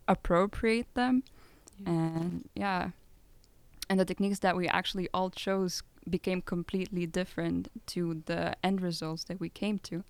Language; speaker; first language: English; non-native, fluent; Lithuanian